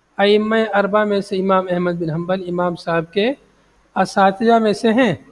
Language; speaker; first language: Urdu; native; Urdu